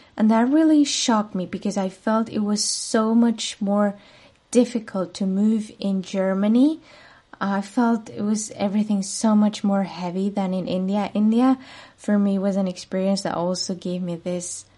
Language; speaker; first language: English; non-native, fluent; Spanish